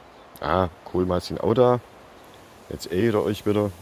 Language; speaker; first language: German; native; German